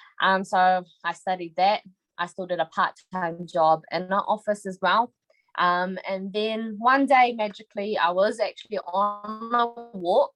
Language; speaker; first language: English; native; English